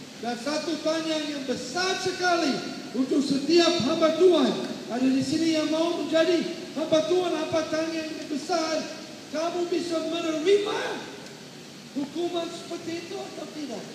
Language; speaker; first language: Indonesian; non-native, learner; English